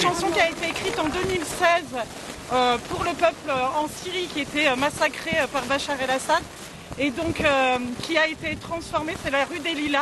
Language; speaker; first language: French; native; French